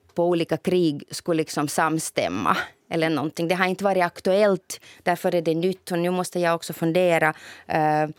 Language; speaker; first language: Swedish; non-native, fluent; Russian